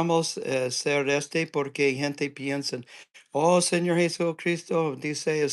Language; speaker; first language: Spanish; non-native, learner; English